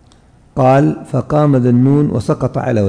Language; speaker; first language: Arabic; native; Arabic